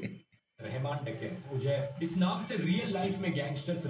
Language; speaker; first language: Hindi; native; Hindi